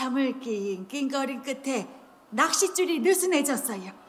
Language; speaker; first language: Korean; native; Korean